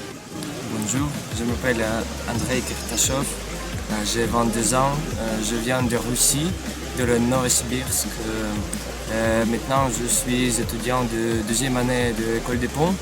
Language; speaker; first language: French; non-native, learner; Russian